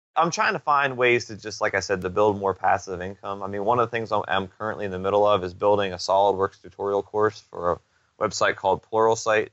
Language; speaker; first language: English; native; English